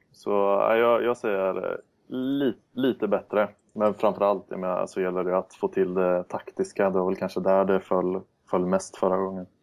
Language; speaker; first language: Swedish; native; Swedish